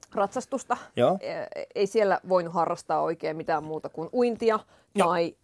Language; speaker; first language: Finnish; native; Finnish